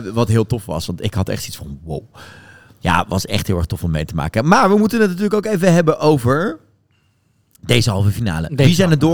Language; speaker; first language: Dutch; native; Dutch